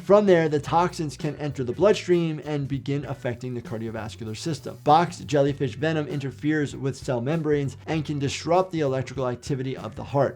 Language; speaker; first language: English; native; English